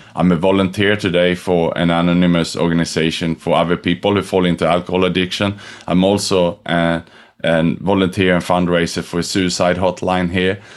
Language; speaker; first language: English; non-native, fluent; Swedish